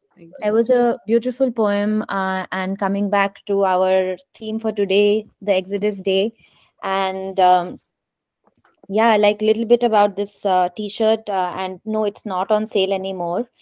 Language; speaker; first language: English; non-native, local second language; Kashmiri